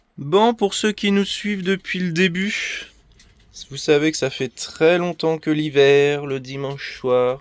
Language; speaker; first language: French; native; French